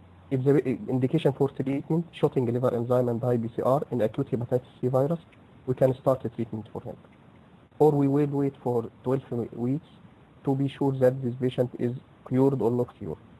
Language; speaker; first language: English; non-native, fluent; Arabic